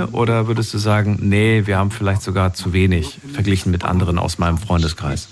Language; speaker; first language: German; native; German